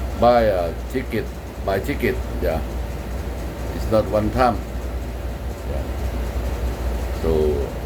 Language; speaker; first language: English; non-native, learner; Lao